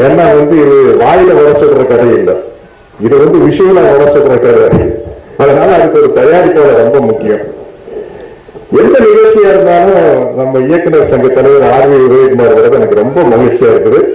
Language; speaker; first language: Tamil; native; Tamil